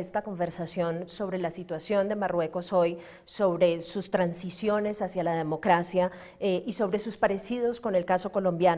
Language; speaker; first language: Spanish; native; Spanish